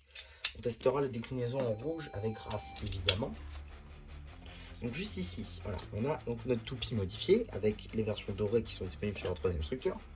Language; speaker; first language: French; native; French